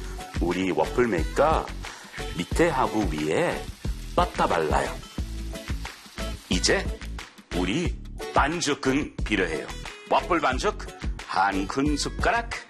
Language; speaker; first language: Korean; non-native, learner; English